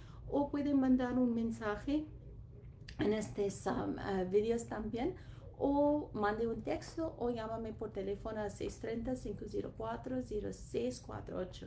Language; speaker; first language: Spanish; non-native, learner; English